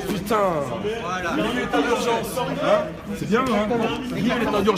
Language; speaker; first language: French; native; French